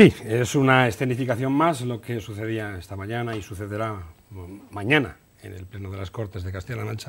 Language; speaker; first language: Spanish; native; Spanish